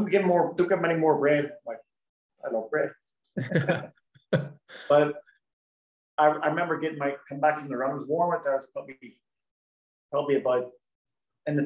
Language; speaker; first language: English; native; English